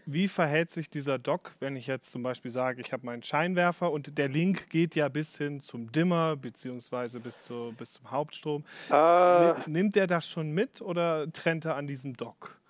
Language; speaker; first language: German; native; German